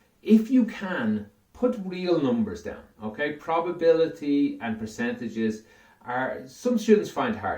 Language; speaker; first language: English; native; English